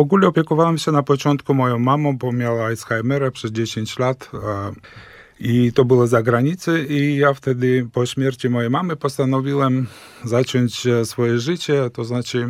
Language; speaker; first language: Polish; early bilingual, heritage; Polish